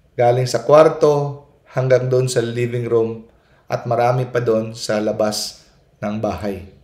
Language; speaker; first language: Filipino; non-native, local second language; Cebuano